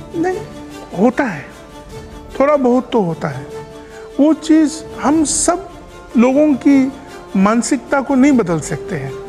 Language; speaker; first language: Hindi; non-native, local second language; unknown